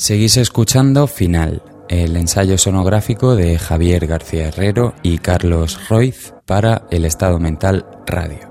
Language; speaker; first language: Spanish; native; Spanish